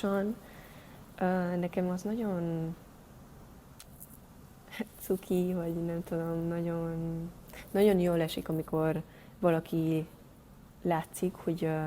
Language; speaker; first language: Hungarian; non-native, learner; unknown